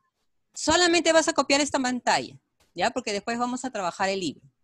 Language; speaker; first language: Spanish; native; Spanish